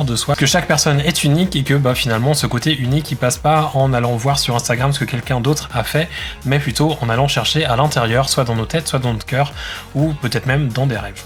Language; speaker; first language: French; native; French